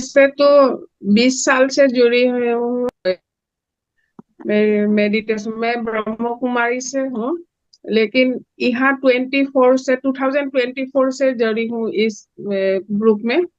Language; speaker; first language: Hindi; non-native, local second language; Assamese